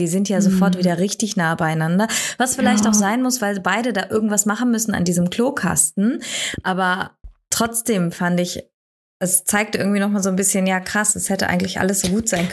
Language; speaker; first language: German; native; German